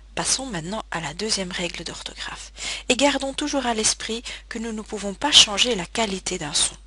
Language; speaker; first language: French; native; French